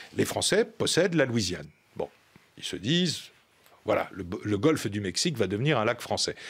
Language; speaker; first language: French; native; French